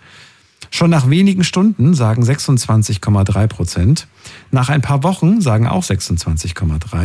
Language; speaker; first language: German; native; German